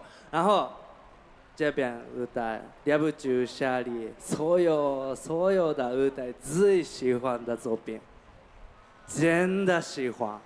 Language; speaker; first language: Chinese; non-native, learner; Japanese